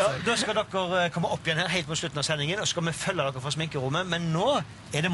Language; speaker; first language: Norwegian; native; Norwegian